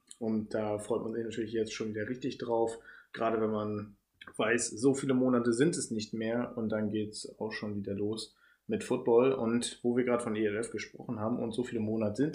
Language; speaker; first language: German; native; German